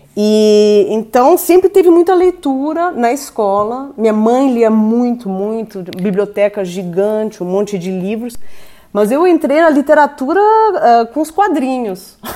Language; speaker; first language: Portuguese; early bilingual, heritage; Portuguese